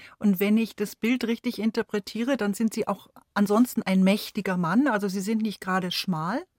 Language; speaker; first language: German; native; German